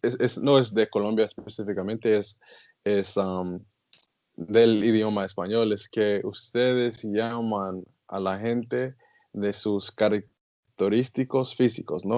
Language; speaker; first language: Spanish; non-native, learner; English